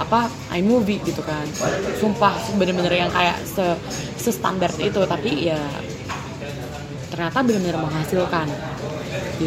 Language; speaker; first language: Indonesian; native; Indonesian